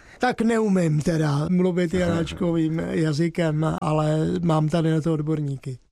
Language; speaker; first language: Czech; native; Czech